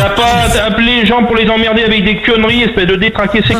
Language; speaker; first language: French; native; French